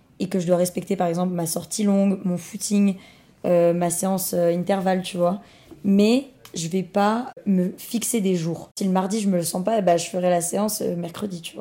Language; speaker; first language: French; native; French